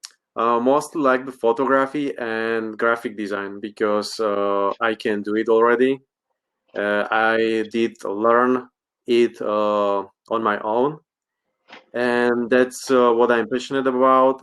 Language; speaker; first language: English; non-native, learner; Slovak